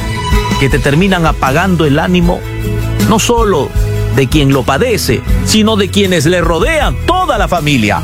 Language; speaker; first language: Spanish; native; Spanish